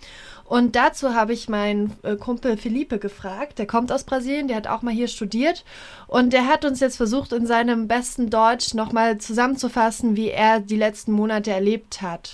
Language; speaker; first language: German; native; German